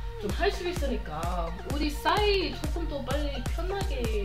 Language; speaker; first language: Korean; non-native, learner; English